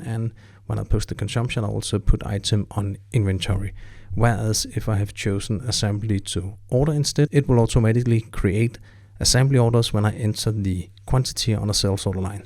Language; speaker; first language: English; non-native, fluent; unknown